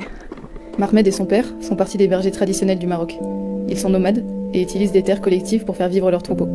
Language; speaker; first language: French; native; French